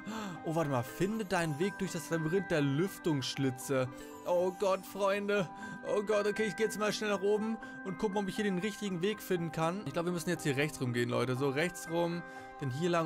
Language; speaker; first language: German; native; German